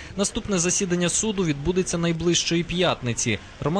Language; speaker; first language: Ukrainian; native; Ukrainian